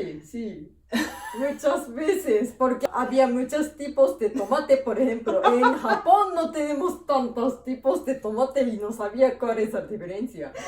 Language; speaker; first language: Spanish; non-native, fluent; Japanese